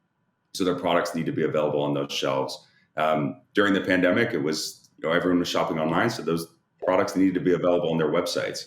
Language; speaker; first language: English; native; English